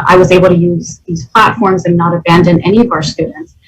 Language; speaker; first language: English; native; English